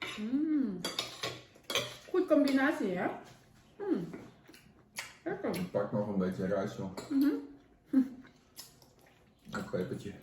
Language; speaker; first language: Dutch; non-native, learner; Thai